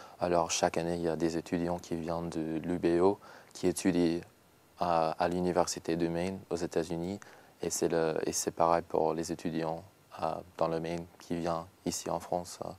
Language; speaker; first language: French; non-native, learner; English